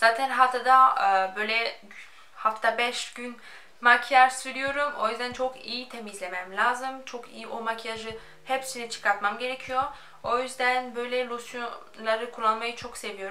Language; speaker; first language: Turkish; non-native, fluent; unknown